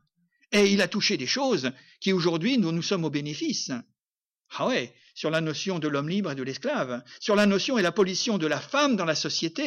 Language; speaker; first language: French; native; French